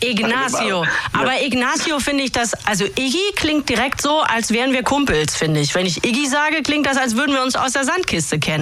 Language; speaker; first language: German; native; German